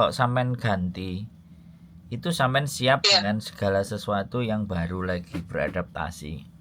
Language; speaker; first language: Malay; non-native, local second language; Javanese